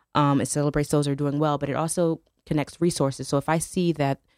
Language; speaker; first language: English; native; English